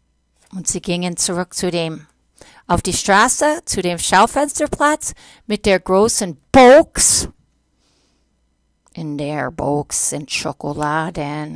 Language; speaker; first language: German; non-native, fluent; English